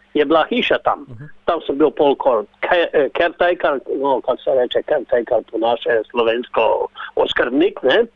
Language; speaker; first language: Slovenian; native; Slovenian